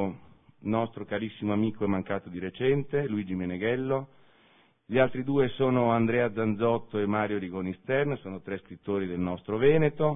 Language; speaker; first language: Italian; native; Italian